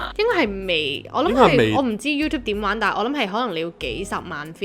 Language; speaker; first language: Cantonese; native; Cantonese